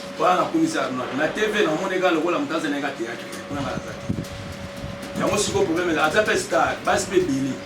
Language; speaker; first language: Lingala; native; Lingala